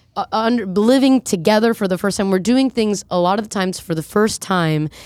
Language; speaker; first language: English; native; English